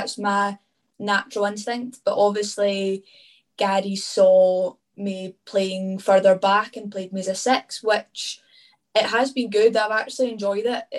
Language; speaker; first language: English; native; English